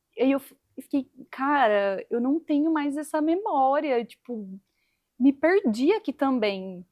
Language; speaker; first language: Portuguese; native; Portuguese